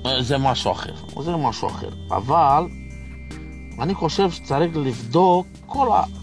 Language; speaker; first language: Hebrew; non-native, fluent; Romanian